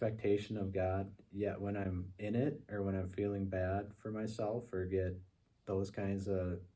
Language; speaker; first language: English; native; English